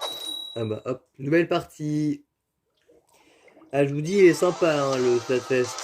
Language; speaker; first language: French; native; French